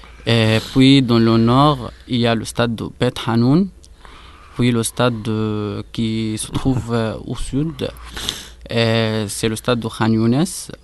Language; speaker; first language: French; non-native, fluent; Arabic